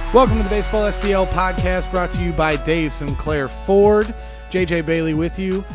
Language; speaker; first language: English; native; English